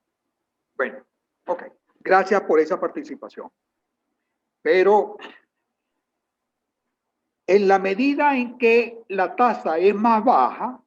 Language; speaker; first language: Spanish; native; Spanish